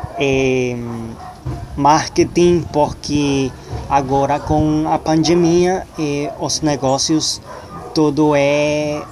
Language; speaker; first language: Portuguese; non-native, learner; Spanish